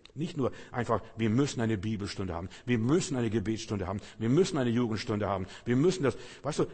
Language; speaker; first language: German; non-native, fluent; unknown